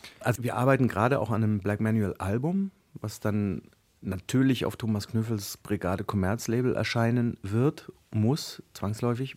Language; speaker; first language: German; native; German